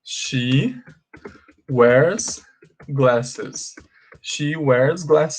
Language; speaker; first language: English; non-native, fluent; Portuguese